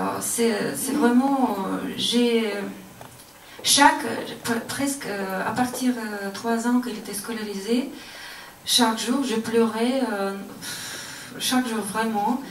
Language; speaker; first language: French; non-native, learner; Russian